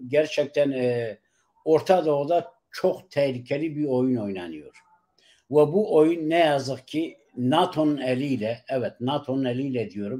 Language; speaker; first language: Turkish; non-native, local second language; Kurdish